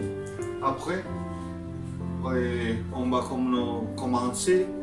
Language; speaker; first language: French; non-native, learner; Spanish